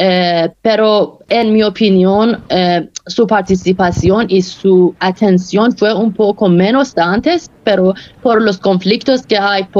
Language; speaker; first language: Spanish; non-native, local second language; Persian